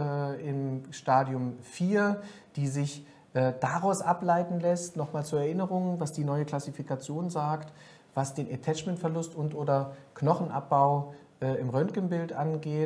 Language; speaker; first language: German; native; German